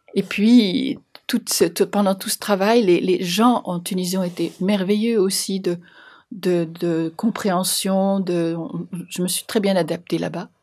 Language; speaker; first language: French; native; French